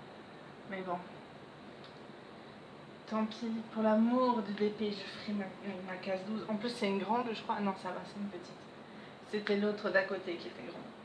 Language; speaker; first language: French; native; French